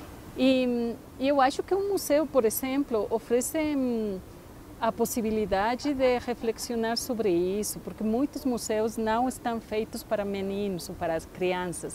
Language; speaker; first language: Portuguese; non-native, fluent; Spanish